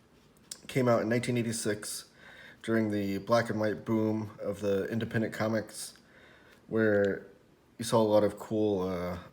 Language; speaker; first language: English; native; English